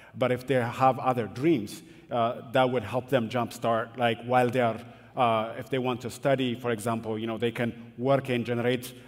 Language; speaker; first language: English; non-native, fluent; Amharic